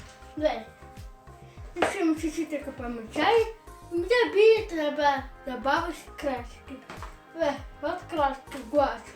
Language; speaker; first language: Russian; early bilingual, heritage; Russian